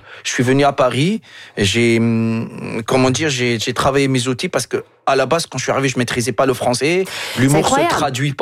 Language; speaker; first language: French; non-native, local second language; Arabic